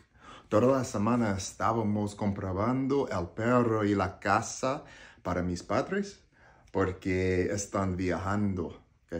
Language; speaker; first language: Spanish; early bilingual, heritage; English